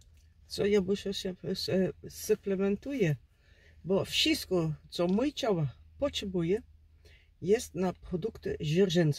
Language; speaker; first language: Polish; non-native, learner; Dutch